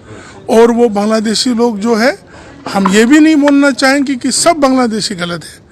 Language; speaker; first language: Hindi; non-native, local second language; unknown